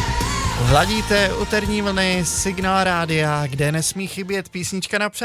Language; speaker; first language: Czech; native; Czech